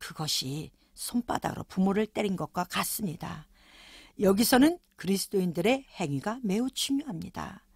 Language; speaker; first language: Korean; native; Korean